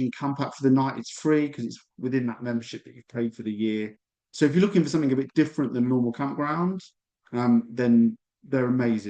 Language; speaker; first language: English; native; English